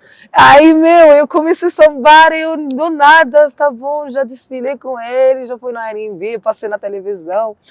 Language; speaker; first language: Portuguese; non-native, learner; Arabic